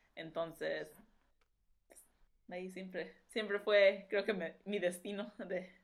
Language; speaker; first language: Spanish; early bilingual, heritage; Spanish